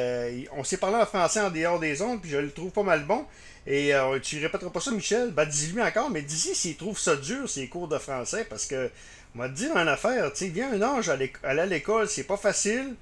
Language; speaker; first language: French; native; French